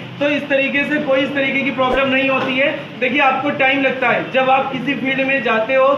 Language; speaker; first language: Hindi; native; Hindi